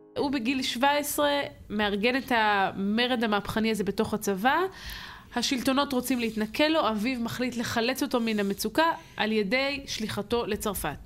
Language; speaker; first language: Hebrew; native; Hebrew